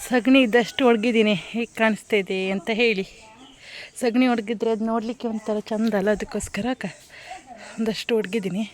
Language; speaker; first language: Kannada; native; Kannada